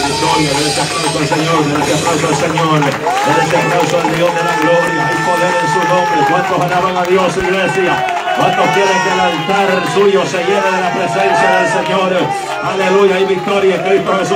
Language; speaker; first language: Spanish; native; Spanish